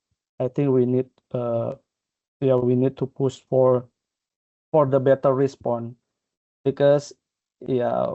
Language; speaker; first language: English; non-native, fluent; Indonesian